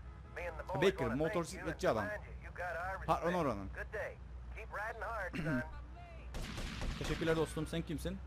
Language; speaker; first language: Turkish; native; Turkish